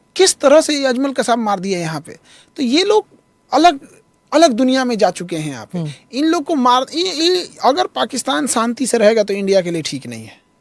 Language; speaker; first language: Hindi; native; Hindi